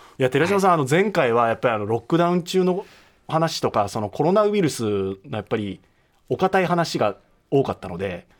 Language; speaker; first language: Japanese; native; Japanese